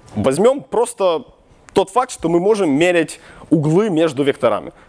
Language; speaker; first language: Russian; non-native, local second language; Ukrainian